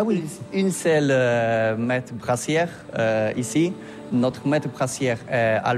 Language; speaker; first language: French; non-native, learner; Polish